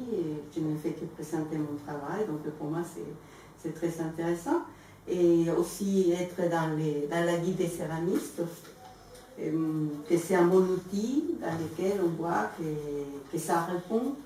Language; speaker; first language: French; non-native, fluent; Spanish